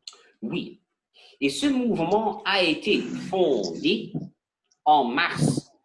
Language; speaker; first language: French; non-native, learner; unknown